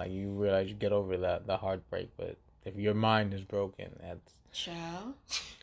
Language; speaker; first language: English; native; English